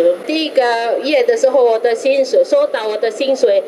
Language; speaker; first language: Chinese; non-native, learner; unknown